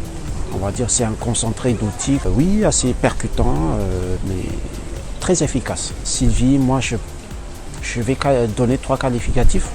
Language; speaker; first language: French; non-native, local second language; Malagasy